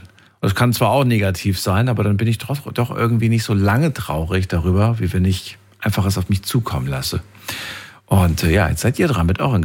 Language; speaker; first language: German; native; German